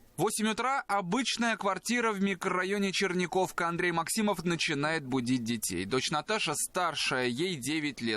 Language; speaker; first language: Russian; native; Russian